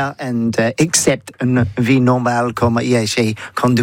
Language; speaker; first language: French; non-native, learner; English